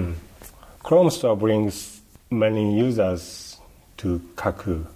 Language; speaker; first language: English; non-native, learner; Japanese